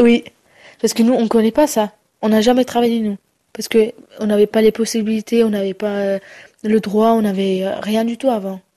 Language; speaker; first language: French; non-native, fluent; Romany